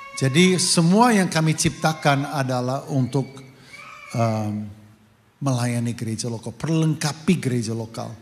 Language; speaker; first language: Indonesian; non-native, fluent; English